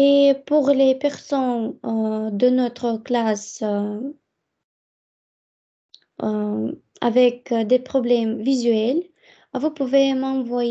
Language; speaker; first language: French; non-native, fluent; Russian